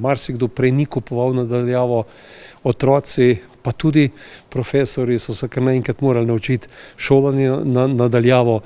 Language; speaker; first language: Slovenian; native; Slovenian